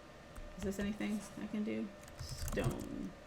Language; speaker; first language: English; native; English